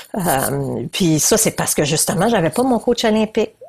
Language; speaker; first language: French; native; French